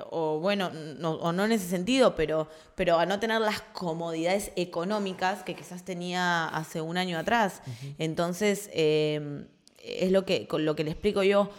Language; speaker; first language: Spanish; native; Spanish